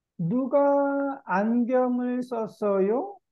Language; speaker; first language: Korean; native; Korean